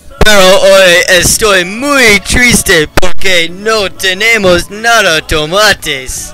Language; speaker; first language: Spanish; non-native, learner; English